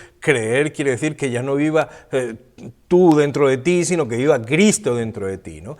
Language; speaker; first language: Spanish; native; Spanish